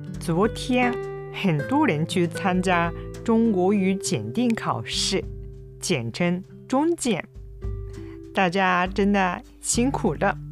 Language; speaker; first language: Chinese; non-native, fluent; Japanese